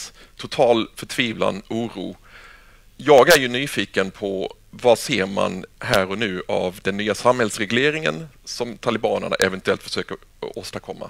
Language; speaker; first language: Swedish; native; Swedish